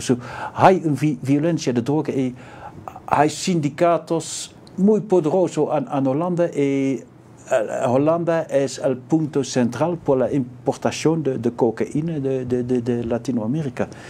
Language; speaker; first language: Spanish; non-native, learner; Dutch